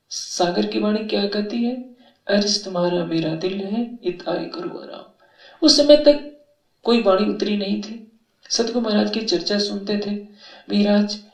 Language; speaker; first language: Hindi; native; Hindi